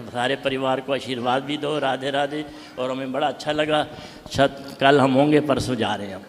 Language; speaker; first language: Hindi; native; Hindi